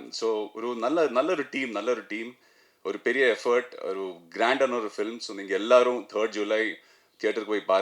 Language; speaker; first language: Tamil; non-native, fluent; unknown